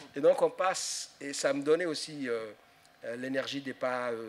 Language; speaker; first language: French; non-native, local second language; Somali